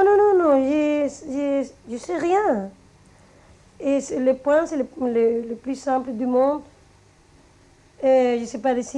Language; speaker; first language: French; non-native, fluent; Spanish